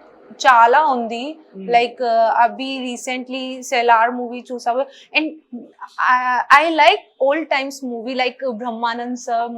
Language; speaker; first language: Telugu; non-native, learner; Hindi